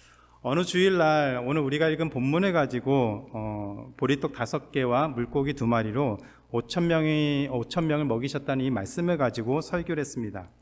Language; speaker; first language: Korean; native; Korean